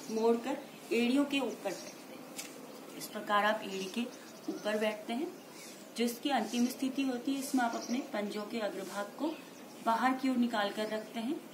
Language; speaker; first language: Hindi; native; Hindi